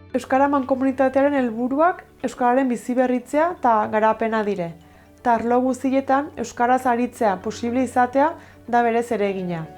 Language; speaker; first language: Basque; native; Basque